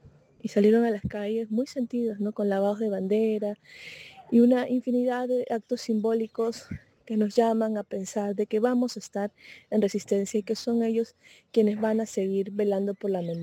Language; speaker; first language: Spanish; native; Spanish